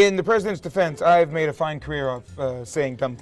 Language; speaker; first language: English; native; English